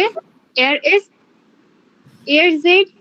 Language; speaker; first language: German; non-native, learner; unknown